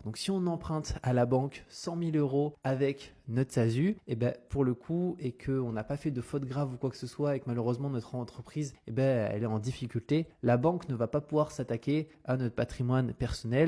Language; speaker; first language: French; native; French